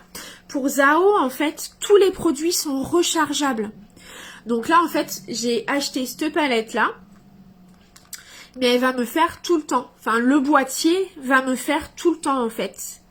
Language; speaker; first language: French; native; French